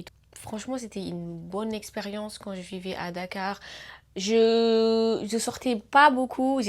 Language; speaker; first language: French; non-native, local second language; Wolof